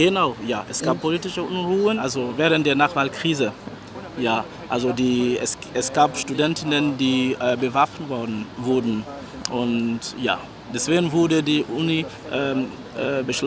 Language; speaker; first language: German; non-native, fluent; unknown